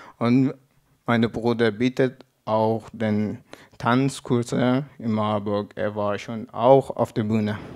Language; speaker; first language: German; non-native, learner; Persian